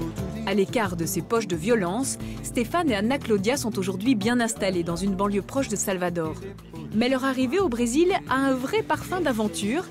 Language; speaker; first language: French; native; French